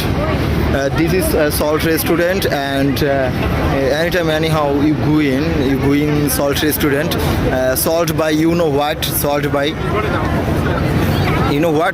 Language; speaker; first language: English; non-native, local second language; Bangla